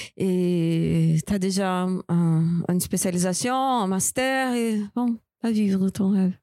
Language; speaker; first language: French; non-native, fluent; Portuguese